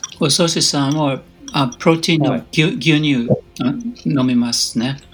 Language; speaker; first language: Japanese; non-native, learner; English